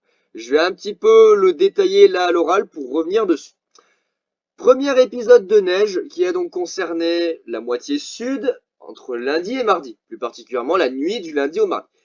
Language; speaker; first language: French; native; French